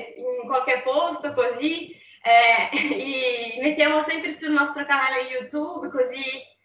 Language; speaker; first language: Italian; non-native, fluent; Portuguese